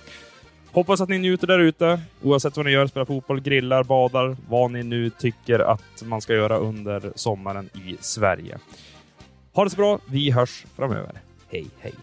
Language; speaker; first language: Swedish; native; Swedish